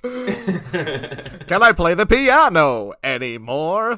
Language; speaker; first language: English; native; English